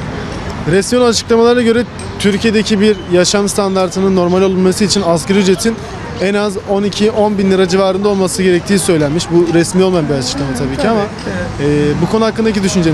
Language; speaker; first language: Turkish; native; Turkish